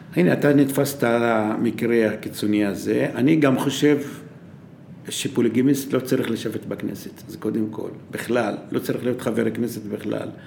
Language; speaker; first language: Hebrew; non-native, local second language; Arabic